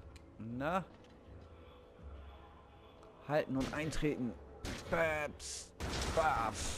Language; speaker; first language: German; native; German